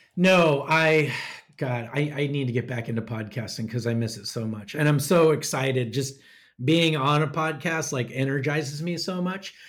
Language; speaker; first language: English; native; English